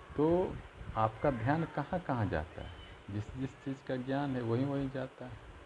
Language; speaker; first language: Hindi; native; Hindi